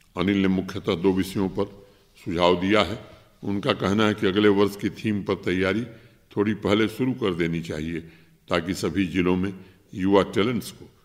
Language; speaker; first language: Hindi; native; Hindi